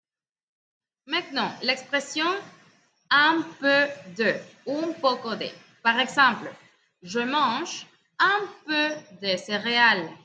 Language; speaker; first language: French; non-native, fluent; Spanish